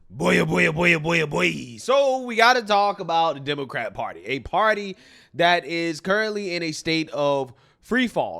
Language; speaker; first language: English; native; English